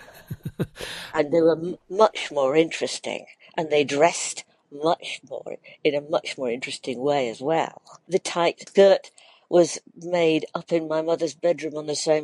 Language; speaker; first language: English; native; English